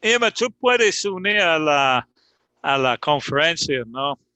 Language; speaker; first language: Spanish; non-native, fluent; English